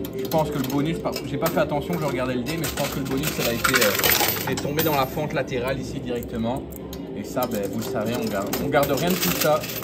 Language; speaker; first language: French; native; French